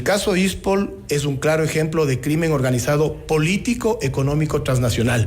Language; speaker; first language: Spanish; native; Spanish